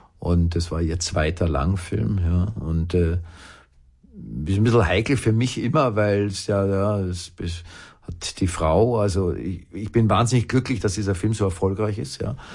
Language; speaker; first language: German; native; German